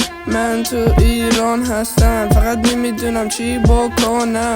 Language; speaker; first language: Persian; early bilingual, heritage; Persian